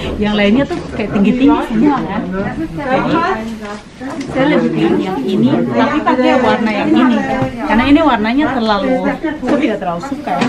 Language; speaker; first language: Indonesian; native; Indonesian